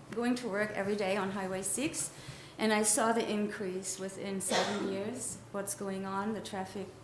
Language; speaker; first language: English; non-native, fluent; German